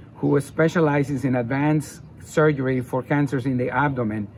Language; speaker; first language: English; non-native, fluent; Spanish